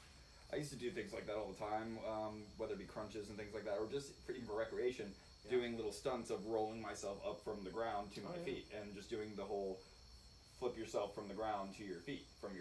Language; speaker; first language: English; native; English